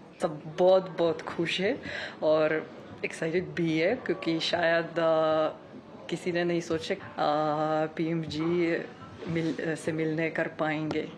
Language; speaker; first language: Hindi; non-native, learner; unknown